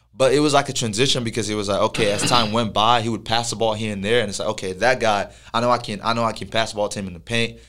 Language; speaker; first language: English; non-native, local second language; Yoruba